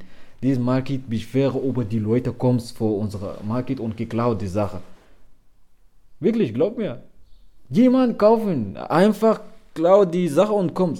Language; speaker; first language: German; non-native, learner; Arabic